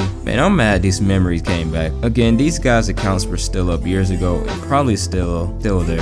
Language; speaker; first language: English; native; English